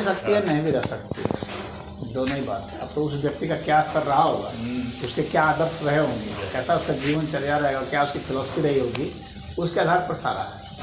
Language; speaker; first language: Hindi; native; Hindi